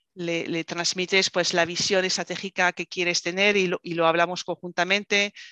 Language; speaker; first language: Spanish; non-native, fluent; French